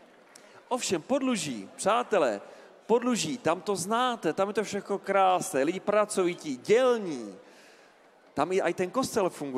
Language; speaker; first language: Czech; native; Czech